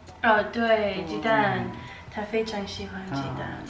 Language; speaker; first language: Chinese; non-native, learner; English